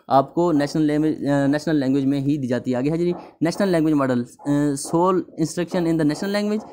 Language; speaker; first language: Urdu; native; Urdu